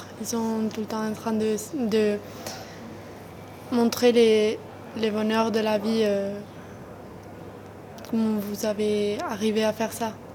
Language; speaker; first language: French; non-native, learner; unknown